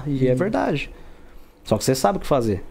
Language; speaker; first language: Portuguese; native; Portuguese